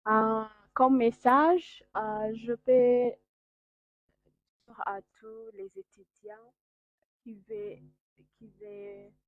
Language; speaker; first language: French; non-native, local second language; Kinyarwanda